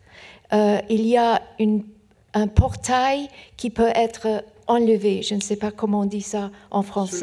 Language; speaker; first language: French; non-native, fluent; Persian